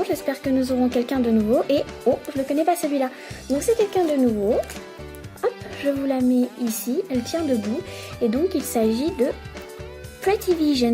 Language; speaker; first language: French; native; French